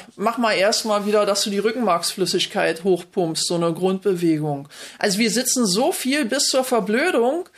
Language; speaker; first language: German; native; German